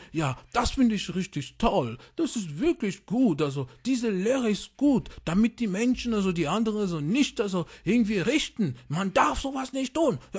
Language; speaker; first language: German; non-native, fluent; French